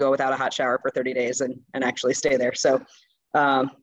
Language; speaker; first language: English; native; English